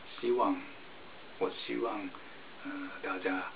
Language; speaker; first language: Chinese; non-native, fluent; Japanese